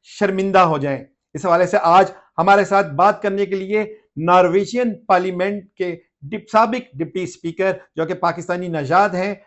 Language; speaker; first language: Urdu; native; Urdu